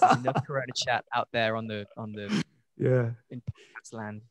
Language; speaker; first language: English; native; English